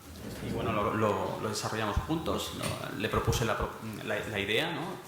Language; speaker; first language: Spanish; native; Spanish